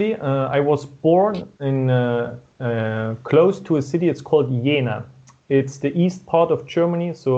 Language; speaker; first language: English; non-native, fluent; German